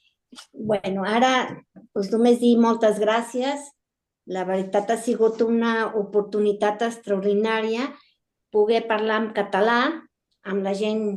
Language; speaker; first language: Catalan; early bilingual, heritage; Spanish